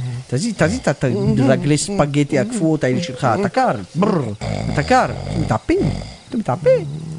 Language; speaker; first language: Hebrew; native; Hebrew